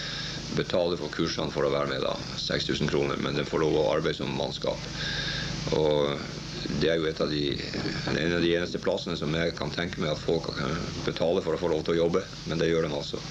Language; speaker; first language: Norwegian; native; Norwegian